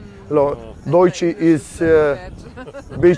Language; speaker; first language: Dutch; non-native, fluent; Azerbaijani